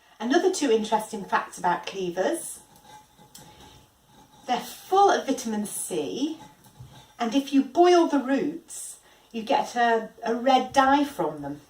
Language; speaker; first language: English; native; English